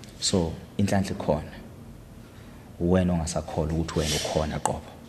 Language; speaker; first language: Zulu; native; Zulu